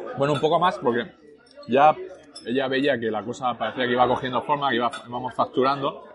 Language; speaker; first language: Spanish; early bilingual, other home language; French